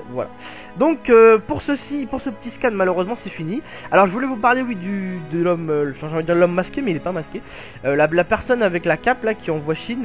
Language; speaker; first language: French; native; French